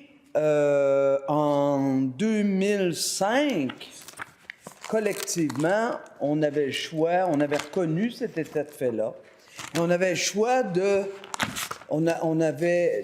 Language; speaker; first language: French; native; French